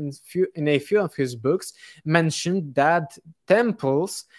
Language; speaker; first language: English; non-native, fluent; Polish